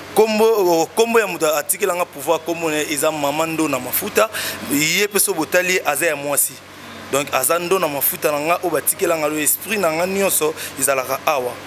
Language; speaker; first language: Lingala; non-native, local second language; Kongo